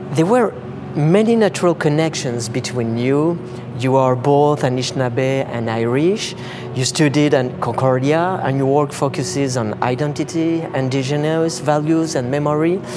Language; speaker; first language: English; non-native, fluent; French